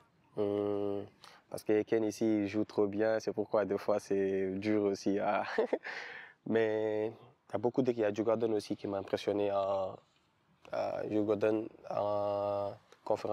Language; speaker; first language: French; non-native, local second language; Wolof